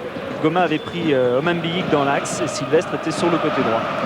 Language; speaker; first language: French; native; French